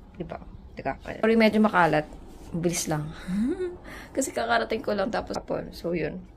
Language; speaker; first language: Filipino; native; Filipino